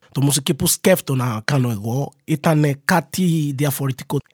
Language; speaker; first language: Greek; non-native, learner; Yoruba